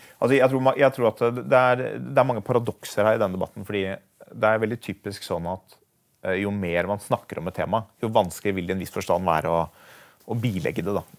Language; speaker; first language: Norwegian; native; Norwegian